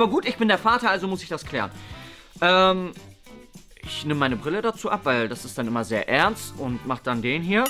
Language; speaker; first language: German; native; German